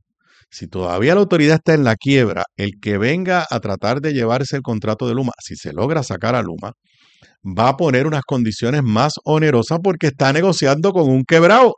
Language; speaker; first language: Spanish; native; Spanish